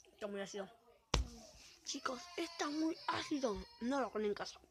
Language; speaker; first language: Spanish; native; Spanish